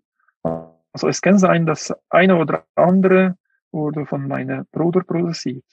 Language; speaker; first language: German; non-native, fluent; Uyghur